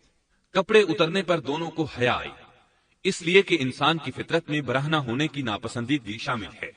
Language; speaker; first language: Urdu; native; Urdu